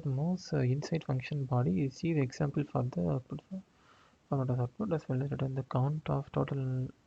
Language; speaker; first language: English; non-native, local second language; Tamil